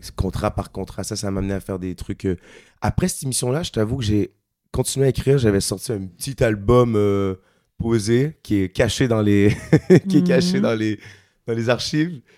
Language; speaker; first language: French; native; French